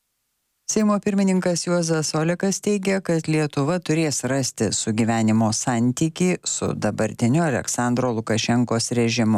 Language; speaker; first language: Lithuanian; native; Lithuanian